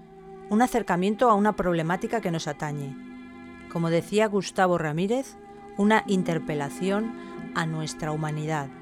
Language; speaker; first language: Spanish; native; Spanish